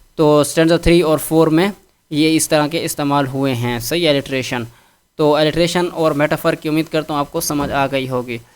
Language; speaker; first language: Urdu; non-native, local second language; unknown